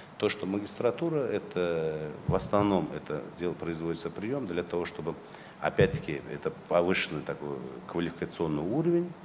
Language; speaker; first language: Russian; non-native, local second language; Uzbek